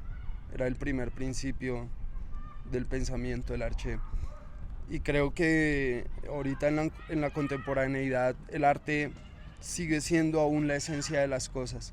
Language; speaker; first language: Spanish; native; Spanish